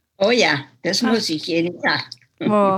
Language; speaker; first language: German; non-native, fluent; Dutch